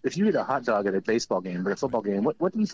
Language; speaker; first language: English; native; English